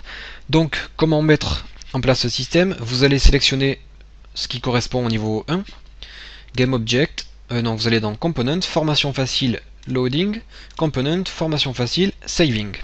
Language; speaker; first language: French; native; French